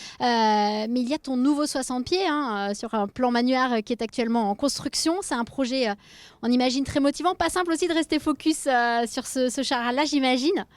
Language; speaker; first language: French; native; French